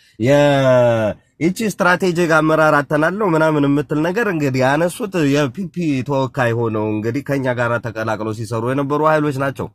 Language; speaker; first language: Amharic; non-native, local second language; Tigrinya